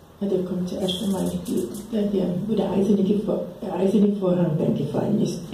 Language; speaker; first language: German; native; German